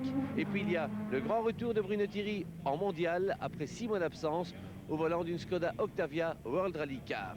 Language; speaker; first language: French; native; French